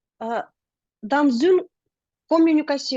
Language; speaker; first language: French; non-native, learner; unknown